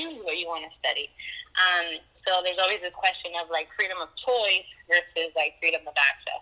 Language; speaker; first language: English; native; English